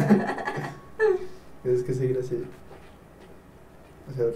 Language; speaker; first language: Spanish; native; Spanish